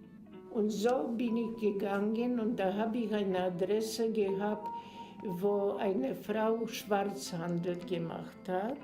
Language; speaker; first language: German; non-native, fluent; Polish